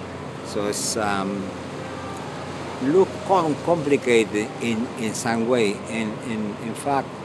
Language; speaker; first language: English; non-native, fluent; Spanish